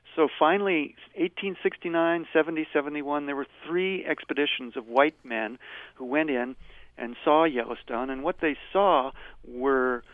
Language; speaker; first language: English; native; English